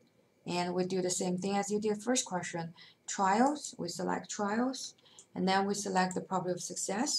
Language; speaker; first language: English; non-native, fluent; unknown